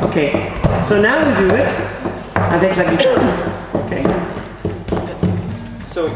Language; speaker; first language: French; non-native, learner; English